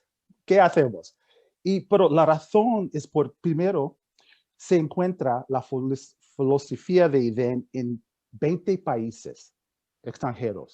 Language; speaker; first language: Spanish; non-native, fluent; English